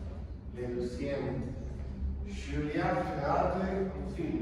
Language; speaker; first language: French; non-native, learner; Spanish